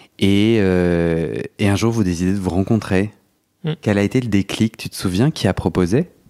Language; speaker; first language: French; native; French